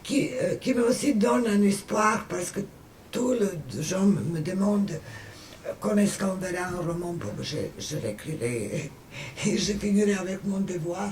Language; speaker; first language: French; non-native, fluent; Serbian